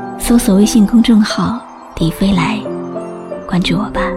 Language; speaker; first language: Chinese; native; Chinese